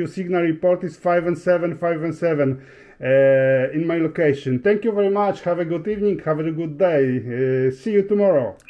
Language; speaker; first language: English; non-native, learner; Polish